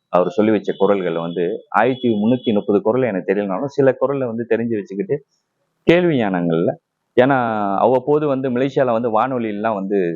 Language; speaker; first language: Tamil; non-native, local second language; Chinese